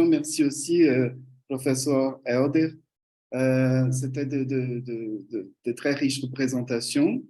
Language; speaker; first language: French; non-native, fluent; Portuguese